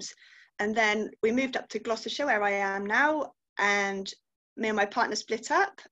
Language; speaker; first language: English; native; English